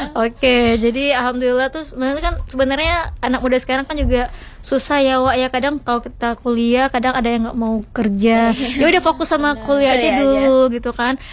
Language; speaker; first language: Indonesian; native; Indonesian